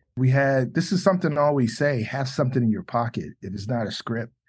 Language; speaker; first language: English; native; English